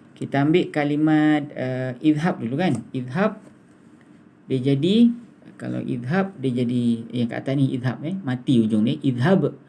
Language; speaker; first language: Malay; native; Malay